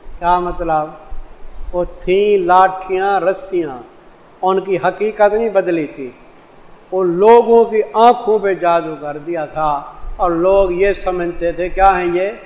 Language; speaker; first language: Urdu; non-native, local second language; Saraiki